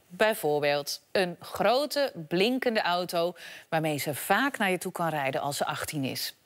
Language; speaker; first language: Dutch; native; Dutch